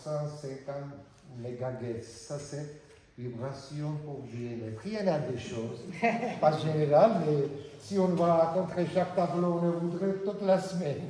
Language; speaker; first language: French; non-native, learner; Georgian